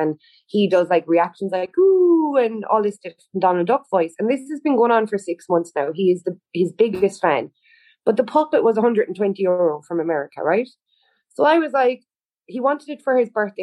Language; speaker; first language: English; native; English